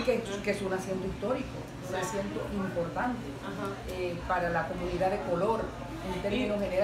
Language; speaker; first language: Spanish; native; Spanish